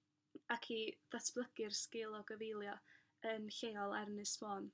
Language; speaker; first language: Welsh; native; Welsh